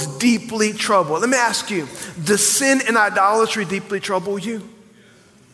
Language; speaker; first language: English; native; English